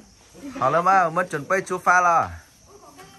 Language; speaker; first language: Chinese; non-native, fluent; Vietnamese